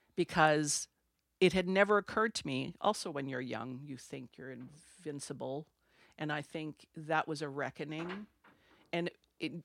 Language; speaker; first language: English; non-native, fluent; French